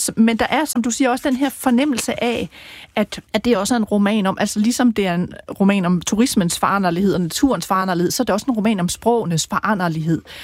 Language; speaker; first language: Danish; native; Danish